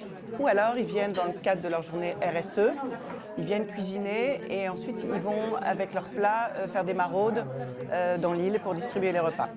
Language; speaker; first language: French; native; French